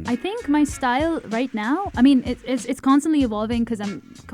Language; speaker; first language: English; non-native, local second language; Tamil